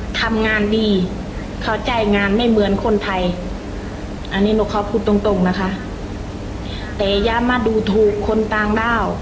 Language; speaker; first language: Thai; non-native, fluent; Khmer